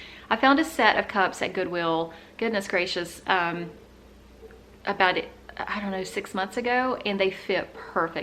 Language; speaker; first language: English; native; English